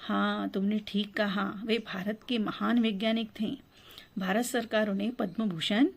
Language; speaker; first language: Hindi; non-native, local second language; Telugu